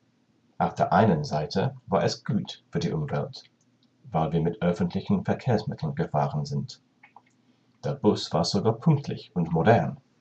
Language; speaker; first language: German; non-native, learner; English